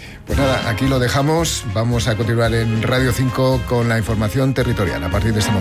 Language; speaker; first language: Spanish; native; Spanish